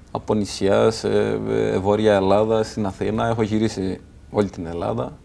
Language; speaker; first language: Greek; non-native, fluent; Arabic